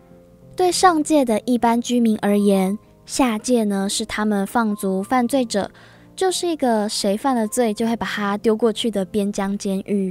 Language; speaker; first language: Chinese; native; Chinese